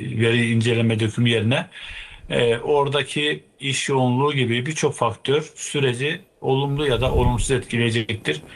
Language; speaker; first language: Turkish; native; Turkish